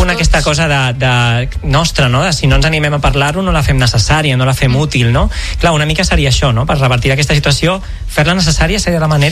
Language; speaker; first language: Catalan; native; Catalan